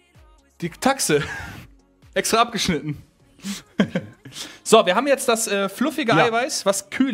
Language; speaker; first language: German; native; German